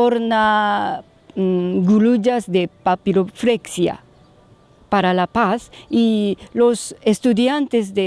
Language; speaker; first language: Spanish; non-native, learner; Japanese